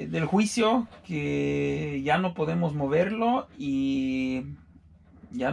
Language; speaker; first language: Spanish; non-native, fluent; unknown